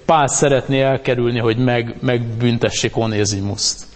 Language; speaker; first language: Hungarian; native; Hungarian